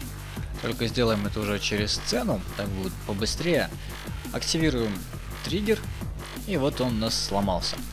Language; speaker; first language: Russian; native; Russian